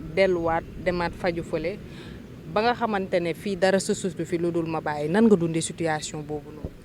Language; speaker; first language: Wolof; native; Wolof